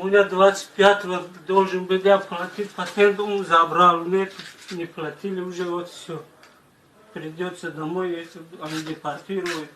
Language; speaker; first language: Russian; non-native, learner; Tajik